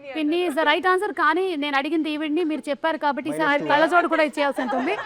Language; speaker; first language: Telugu; non-native, local second language; Malayalam